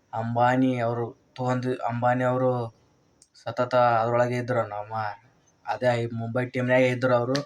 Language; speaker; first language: Kannada; native; Kannada